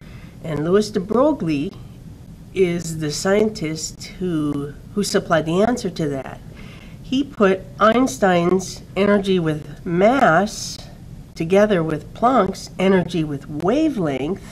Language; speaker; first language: English; native; English